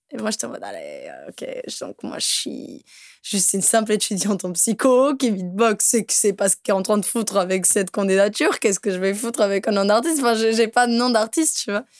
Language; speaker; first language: French; non-native, fluent; Portuguese